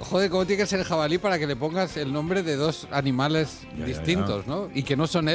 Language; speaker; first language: Spanish; native; Spanish